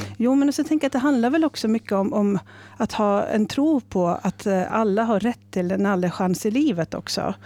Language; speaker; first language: Swedish; native; Swedish